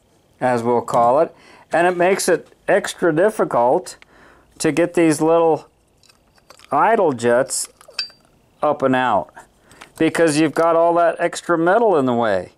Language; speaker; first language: English; native; English